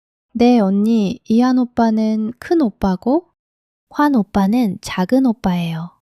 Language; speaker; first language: Korean; early bilingual, heritage; English